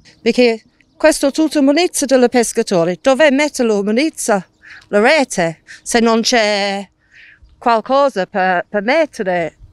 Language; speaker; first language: Italian; non-native, learner; English